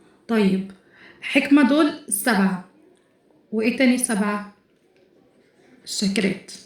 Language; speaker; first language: Arabic; native; Arabic